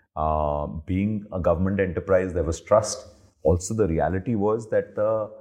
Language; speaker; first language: English; non-native, local second language; Hindi